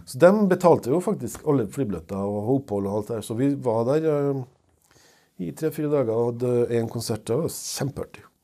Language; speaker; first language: Norwegian; non-native, fluent; Serbian